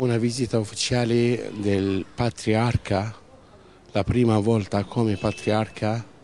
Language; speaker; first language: Italian; non-native, fluent; Arabic